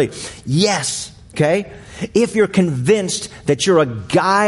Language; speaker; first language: English; native; English